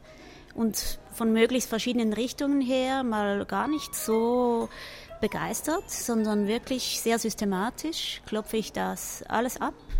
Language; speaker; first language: German; native; German